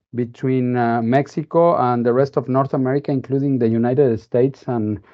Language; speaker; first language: English; non-native, fluent; Spanish